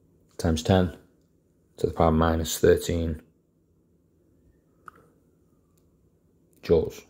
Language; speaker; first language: English; native; English